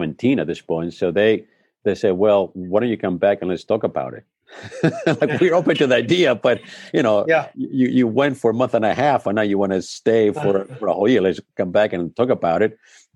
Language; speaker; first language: English; non-native, fluent; Spanish